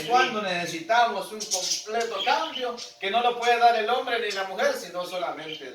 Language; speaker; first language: Spanish; native; Spanish